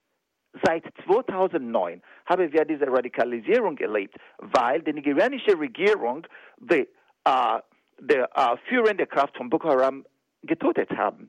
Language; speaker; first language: German; non-native, fluent; Igbo